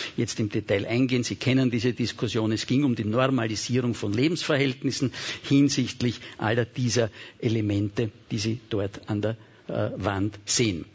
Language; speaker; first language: German; native; German